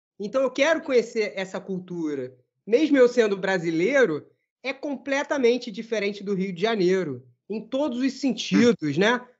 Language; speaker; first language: Portuguese; native; Portuguese